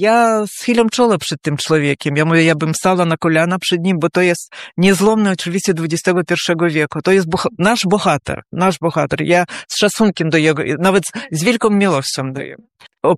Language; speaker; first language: Polish; early bilingual, heritage; Polish